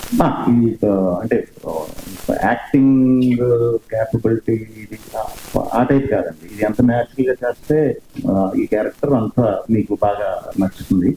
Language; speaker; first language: Telugu; native; Telugu